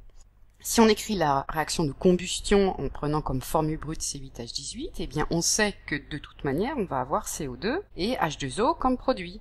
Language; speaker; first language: French; native; French